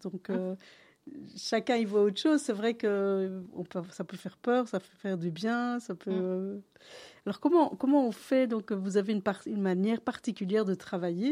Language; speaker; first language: French; native; French